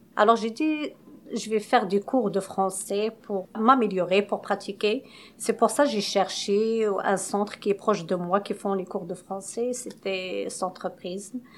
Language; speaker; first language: French; non-native, local second language; Arabic